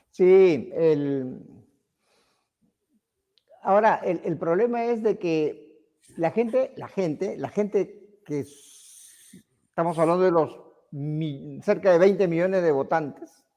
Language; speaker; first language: Spanish; native; Spanish